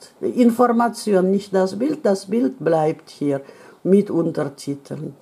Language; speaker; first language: German; non-native, learner; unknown